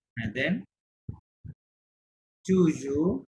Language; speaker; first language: French; non-native, fluent; Bangla